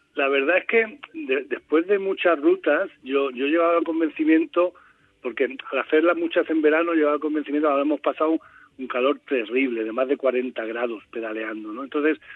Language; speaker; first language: Spanish; native; Spanish